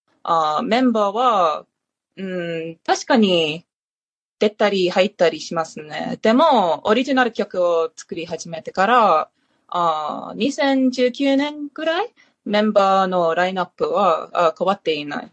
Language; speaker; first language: Japanese; non-native, learner; English